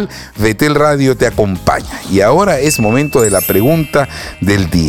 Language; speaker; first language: Spanish; native; Spanish